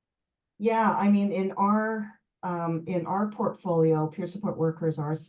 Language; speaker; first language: English; native; English